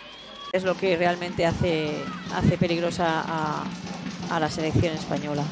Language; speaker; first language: Spanish; native; Spanish